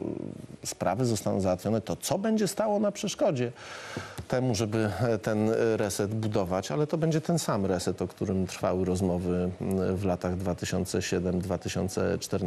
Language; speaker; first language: Polish; native; Polish